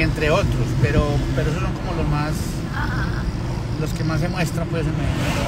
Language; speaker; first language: Spanish; native; Spanish